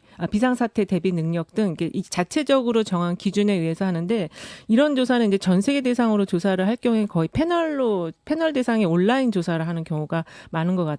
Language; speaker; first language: Korean; native; Korean